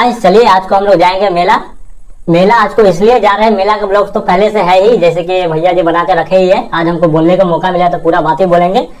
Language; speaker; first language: Hindi; native; Hindi